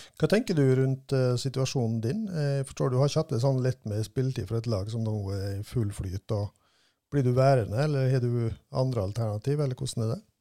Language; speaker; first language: Norwegian; native; Norwegian